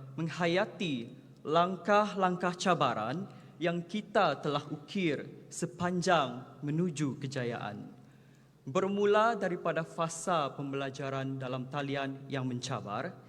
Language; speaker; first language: Malay; non-native, local second language; Iban